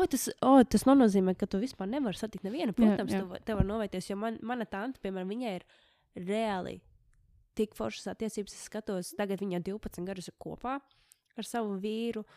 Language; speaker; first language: Latvian; early bilingual, heritage; Latvian